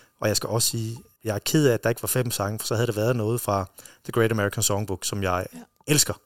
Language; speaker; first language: Danish; early bilingual, heritage; Danish